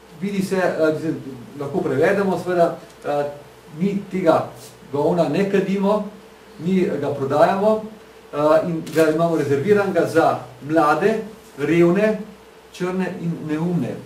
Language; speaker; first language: Slovenian; native; Slovenian